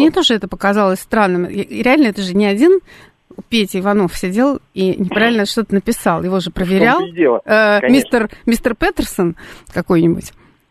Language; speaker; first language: Russian; native; Russian